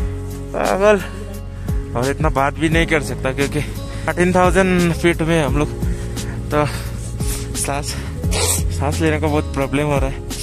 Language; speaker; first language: Hindi; non-native, local second language; Bangla